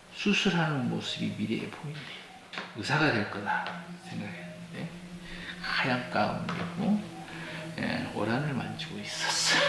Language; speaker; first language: Korean; native; Korean